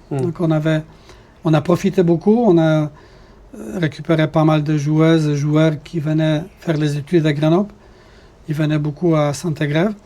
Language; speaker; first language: French; non-native, fluent; Polish